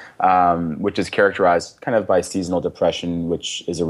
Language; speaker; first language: English; native; English